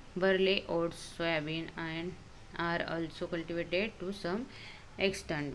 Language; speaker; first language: English; non-native, local second language; Hindi